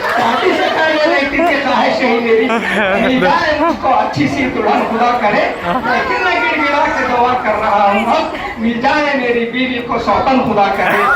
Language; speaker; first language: Hindi; non-native, local second language; Urdu